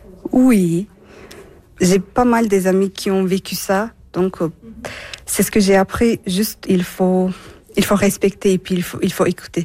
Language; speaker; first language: French; non-native, fluent; Turkish